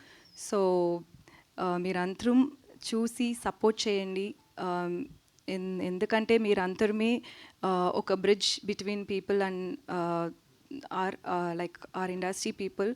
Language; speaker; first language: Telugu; non-native, learner; Tamil